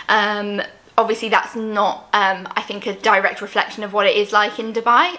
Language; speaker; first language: English; native; English